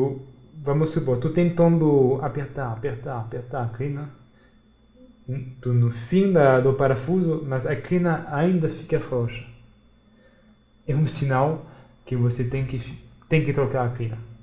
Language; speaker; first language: Portuguese; non-native, fluent; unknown